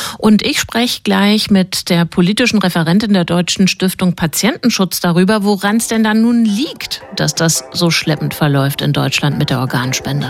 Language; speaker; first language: German; native; German